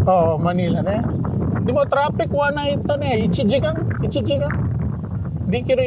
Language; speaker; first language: Japanese; non-native, learner; Pampanga